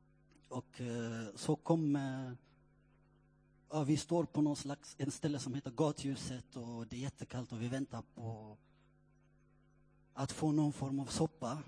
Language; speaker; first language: Swedish; non-native, fluent; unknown